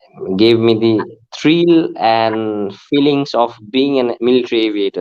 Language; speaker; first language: English; non-native, local second language; Bangla